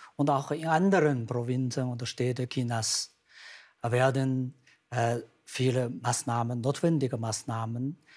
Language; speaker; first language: German; non-native, fluent; Chinese